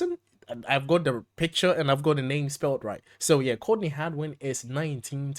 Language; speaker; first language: English; native; English